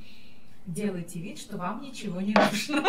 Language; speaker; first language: Russian; native; Russian